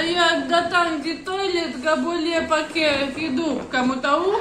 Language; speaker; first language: Indonesian; non-native, learner; Russian